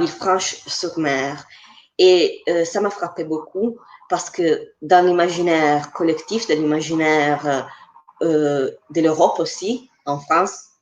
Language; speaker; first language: French; non-native, fluent; Italian